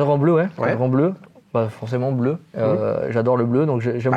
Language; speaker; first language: French; native; French